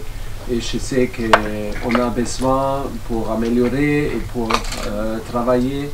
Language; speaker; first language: French; non-native, learner; German